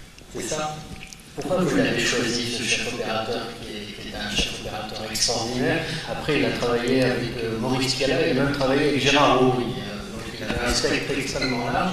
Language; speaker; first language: French; native; French